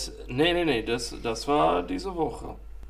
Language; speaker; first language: German; non-native, fluent; English